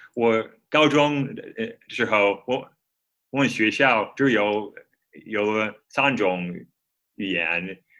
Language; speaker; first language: Chinese; non-native, fluent; English